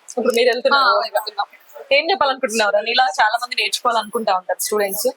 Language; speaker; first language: Telugu; native; Telugu